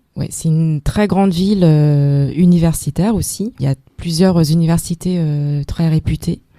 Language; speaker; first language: French; native; French